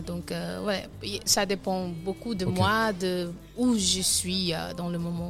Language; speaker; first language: French; non-native, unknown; Kabuverdianu